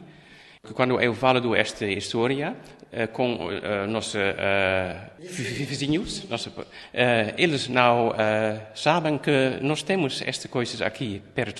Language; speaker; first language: Portuguese; non-native, learner; Dutch